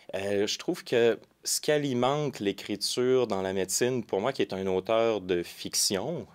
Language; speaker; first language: French; native; French